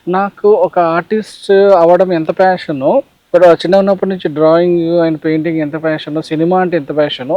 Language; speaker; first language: Telugu; native; Telugu